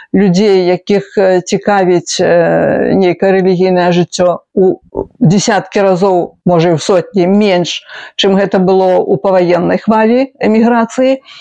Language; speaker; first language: Belarusian; native; Belarusian